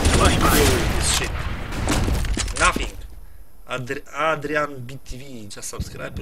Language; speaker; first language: English; non-native, learner; Polish